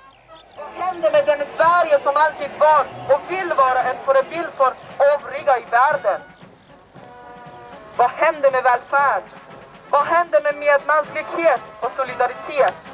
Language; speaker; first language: Swedish; non-native, fluent; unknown